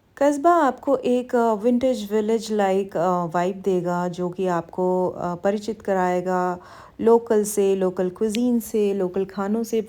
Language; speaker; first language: Hindi; native; Hindi